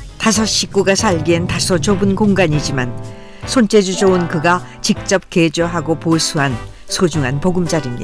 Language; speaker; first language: Korean; native; Korean